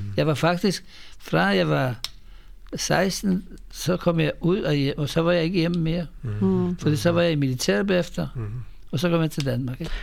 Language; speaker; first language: Danish; non-native, fluent; Polish